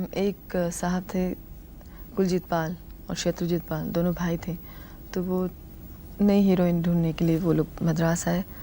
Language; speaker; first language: Hindi; non-native, local second language; Tamil